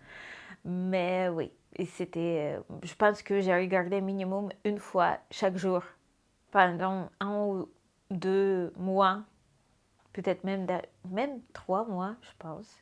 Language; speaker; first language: French; non-native, fluent; Russian